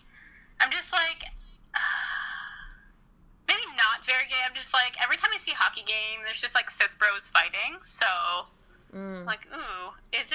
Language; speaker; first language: English; native; English